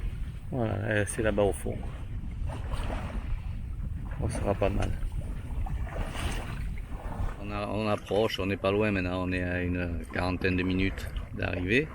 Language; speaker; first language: French; native; French